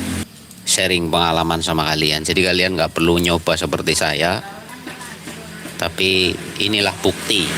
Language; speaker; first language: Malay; non-native, local second language; Javanese